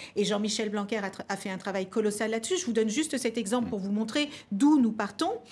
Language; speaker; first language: French; early bilingual, other home language; Kabuverdianu